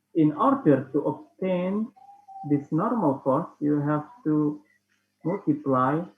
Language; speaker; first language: English; non-native, fluent; Indonesian